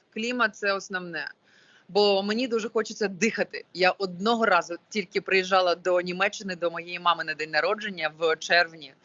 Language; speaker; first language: Ukrainian; non-native, local second language; Russian